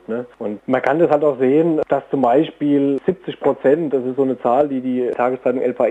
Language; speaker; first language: German; native; German